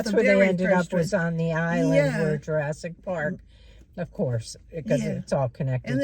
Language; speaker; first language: English; native; English